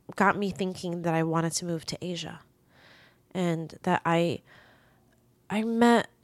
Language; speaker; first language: English; early bilingual, other home language; Chinese